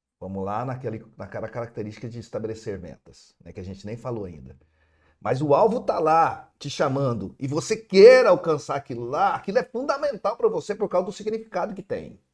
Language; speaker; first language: Portuguese; native; Portuguese